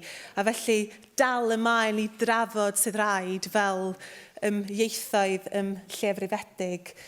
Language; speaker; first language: Welsh; native; Welsh